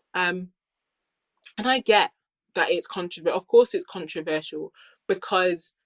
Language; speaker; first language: English; native; English